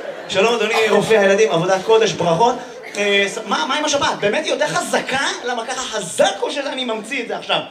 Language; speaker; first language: Hebrew; native; Hebrew